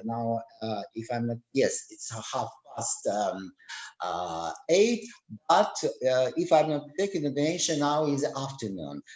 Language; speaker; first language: English; non-native, learner; Russian